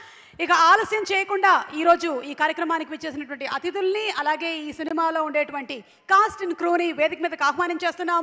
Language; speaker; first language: Telugu; native; Telugu